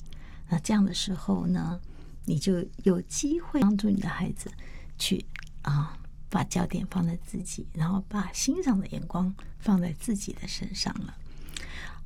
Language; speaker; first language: Chinese; native; Chinese